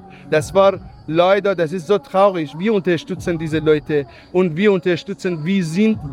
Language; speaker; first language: German; non-native, learner; Persian